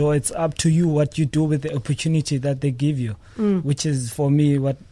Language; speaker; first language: English; non-native, local second language; Xhosa